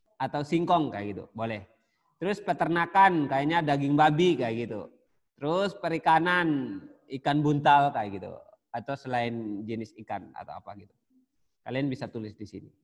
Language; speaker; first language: Indonesian; native; Indonesian